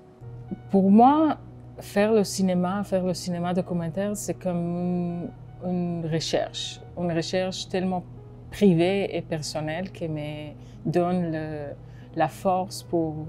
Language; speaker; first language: French; non-native, fluent; Hebrew